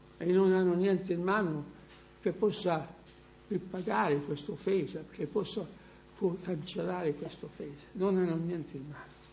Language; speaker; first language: Italian; non-native, fluent; English